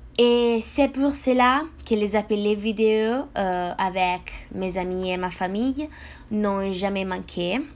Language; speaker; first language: French; non-native, fluent; Italian